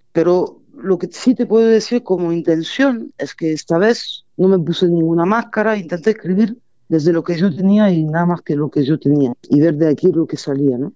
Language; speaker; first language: Spanish; non-native, fluent; French